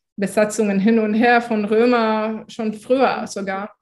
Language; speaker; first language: German; non-native, fluent; Arabic